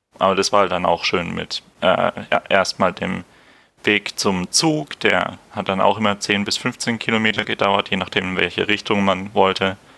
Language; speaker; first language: German; native; German